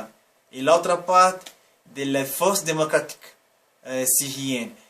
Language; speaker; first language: French; non-native, learner; Portuguese